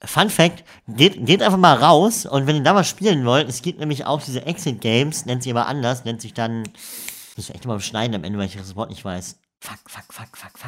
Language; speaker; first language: German; native; German